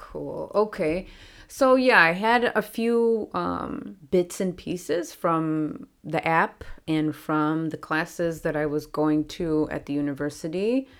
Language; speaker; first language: English; native; English